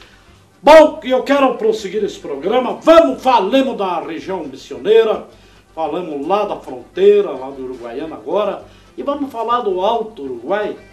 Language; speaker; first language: Portuguese; native; Portuguese